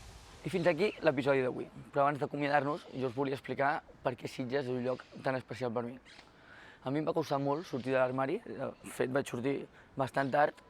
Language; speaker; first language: Catalan; native; Catalan